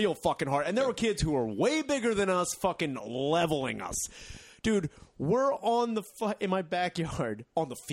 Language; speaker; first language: English; native; English